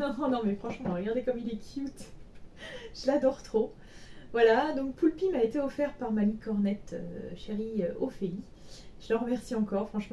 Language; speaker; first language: French; native; French